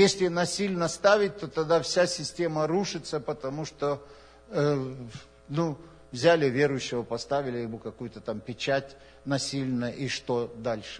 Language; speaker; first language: Russian; native; Russian